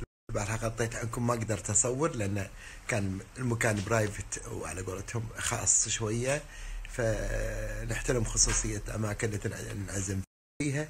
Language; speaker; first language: Arabic; native; Arabic